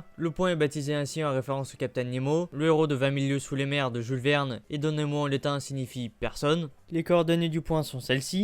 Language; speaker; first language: French; native; French